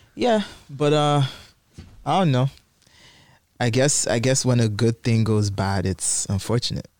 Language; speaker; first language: English; non-native, local second language; Igbo